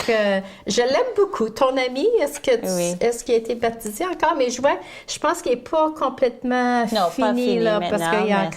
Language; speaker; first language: French; native; French